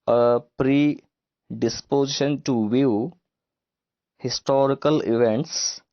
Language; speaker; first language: English; non-native, local second language; Kannada